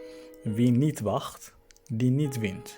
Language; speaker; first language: Dutch; non-native, fluent; Tigrinya